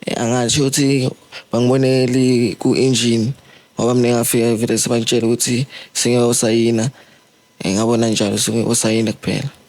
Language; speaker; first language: Zulu; non-native, local second language; Swati